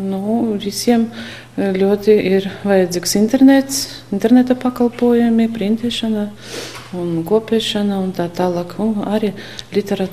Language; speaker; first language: Latvian; non-native, local second language; Russian